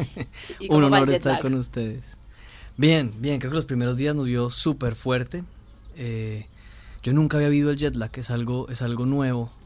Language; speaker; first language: Spanish; native; Spanish